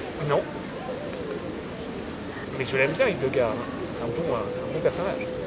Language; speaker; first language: French; native; French